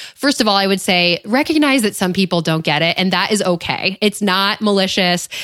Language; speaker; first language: English; native; English